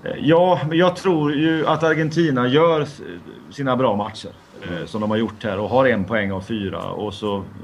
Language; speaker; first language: Swedish; native; Swedish